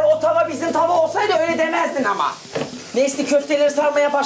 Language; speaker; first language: Turkish; native; Turkish